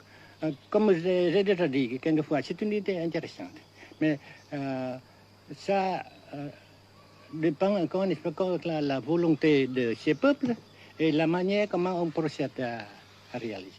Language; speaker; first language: French; non-native, fluent; Vietnamese